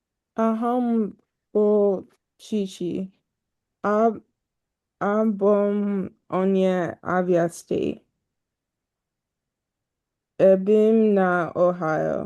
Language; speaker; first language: Igbo; early bilingual, heritage; English